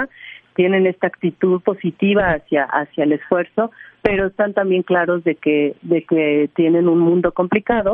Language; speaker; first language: Spanish; native; Spanish